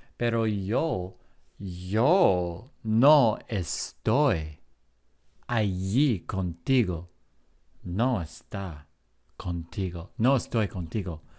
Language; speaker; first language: Spanish; non-native, fluent; English